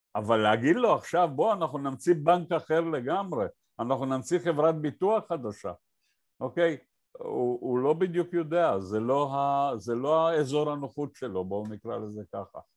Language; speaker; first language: Hebrew; native; Hebrew